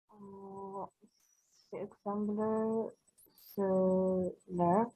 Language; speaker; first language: French; non-native, learner; Vietnamese